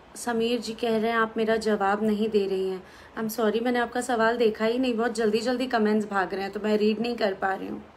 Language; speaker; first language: Hindi; native; Hindi